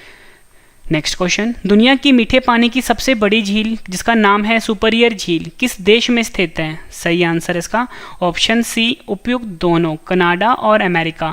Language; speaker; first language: Hindi; native; Hindi